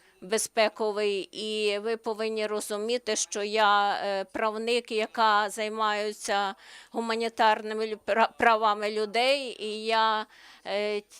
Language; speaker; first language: Ukrainian; non-native, learner; Slovenian